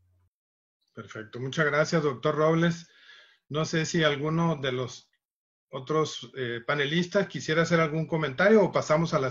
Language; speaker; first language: Spanish; native; Spanish